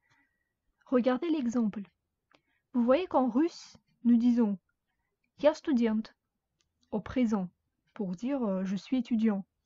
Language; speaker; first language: French; non-native, fluent; Russian